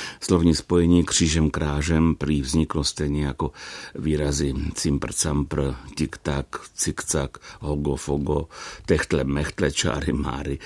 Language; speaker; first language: Czech; native; Czech